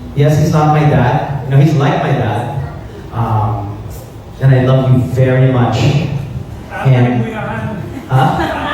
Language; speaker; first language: English; native; English